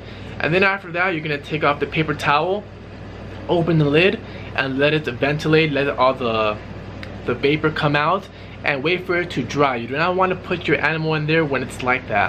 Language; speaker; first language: English; native; English